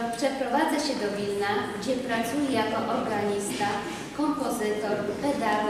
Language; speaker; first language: Polish; native; Polish